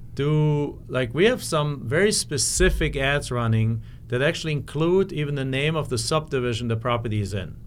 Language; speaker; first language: English; non-native, fluent; German